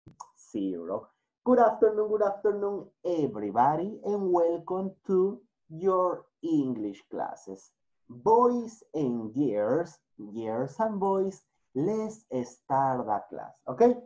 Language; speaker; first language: English; non-native, fluent; Spanish